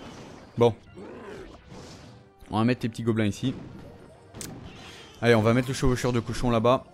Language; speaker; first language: French; native; French